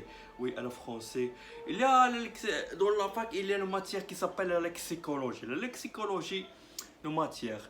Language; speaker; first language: French; non-native, learner; Arabic